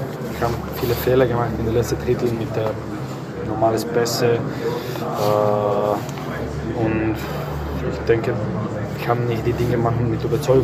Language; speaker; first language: German; non-native, fluent; Croatian